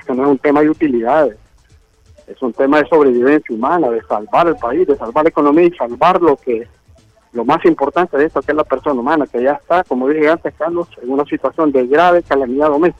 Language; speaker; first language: Spanish; native; Spanish